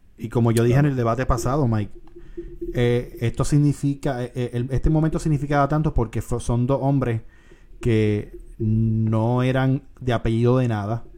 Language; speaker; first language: Spanish; native; Spanish